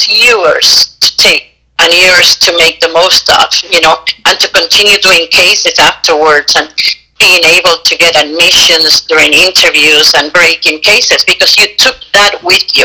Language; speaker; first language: English; non-native, fluent; Spanish